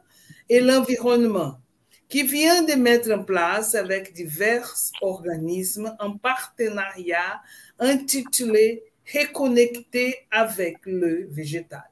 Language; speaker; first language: French; non-native, fluent; Portuguese